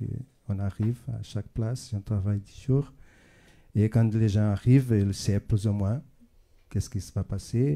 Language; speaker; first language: French; non-native, fluent; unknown